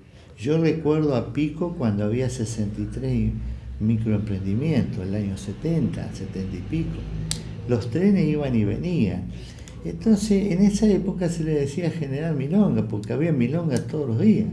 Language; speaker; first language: Spanish; native; Spanish